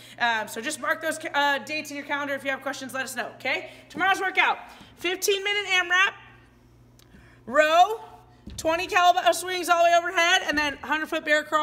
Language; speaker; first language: English; native; English